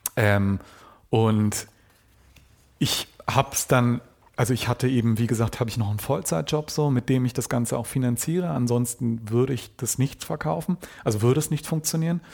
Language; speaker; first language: German; native; German